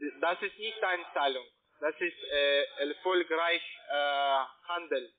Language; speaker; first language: German; non-native, learner; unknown